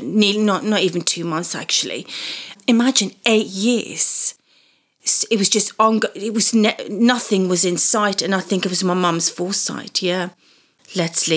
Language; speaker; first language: English; early bilingual, other home language; Persian